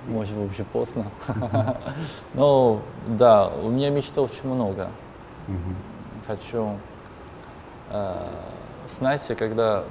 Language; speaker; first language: Russian; non-native, learner; Korean